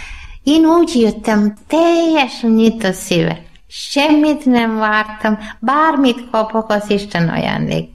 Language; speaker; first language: Hungarian; non-native, learner; Malayalam